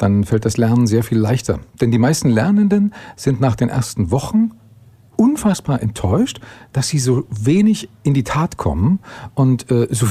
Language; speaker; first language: German; native; German